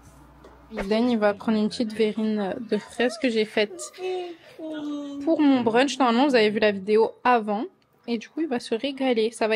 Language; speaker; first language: French; native; French